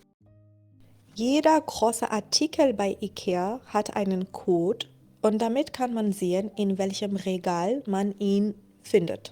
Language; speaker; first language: German; non-native, fluent; Persian